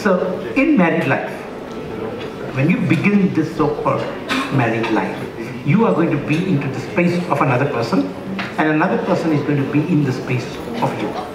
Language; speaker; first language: English; native; English